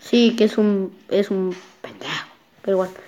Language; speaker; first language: Spanish; native; Spanish